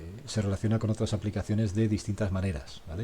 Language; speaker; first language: Spanish; native; Spanish